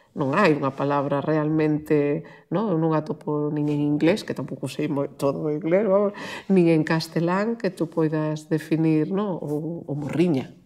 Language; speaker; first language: Galician; non-native, local second language; Spanish